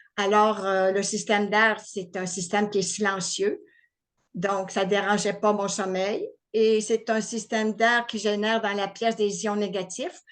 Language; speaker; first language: French; native; French